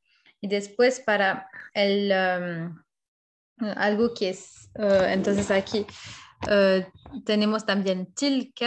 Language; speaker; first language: Spanish; non-native, fluent; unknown